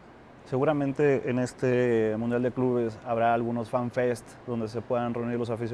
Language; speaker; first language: Spanish; native; Spanish